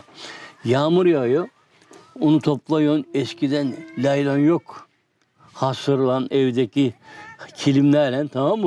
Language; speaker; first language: Turkish; native; Turkish